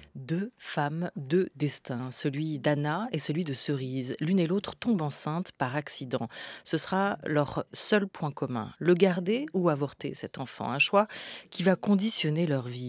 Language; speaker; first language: French; native; French